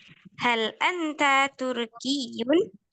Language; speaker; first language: Arabic; non-native, fluent; Indonesian